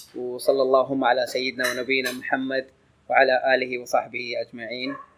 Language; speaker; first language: Urdu; early bilingual, heritage; Urdu